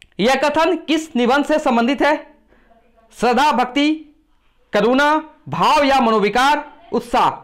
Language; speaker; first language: Hindi; native; Hindi